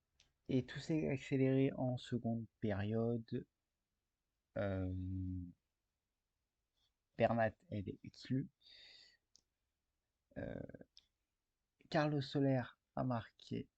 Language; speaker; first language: French; native; French